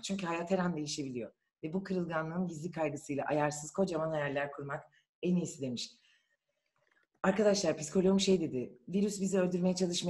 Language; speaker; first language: Turkish; native; Turkish